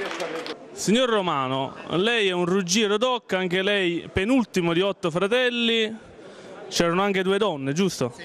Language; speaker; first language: Italian; native; Italian